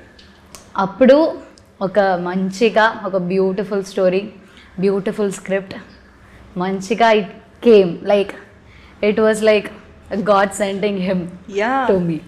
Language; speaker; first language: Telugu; non-native, learner; Malayalam